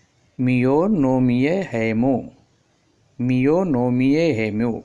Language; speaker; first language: Portuguese; non-native, learner; Tamil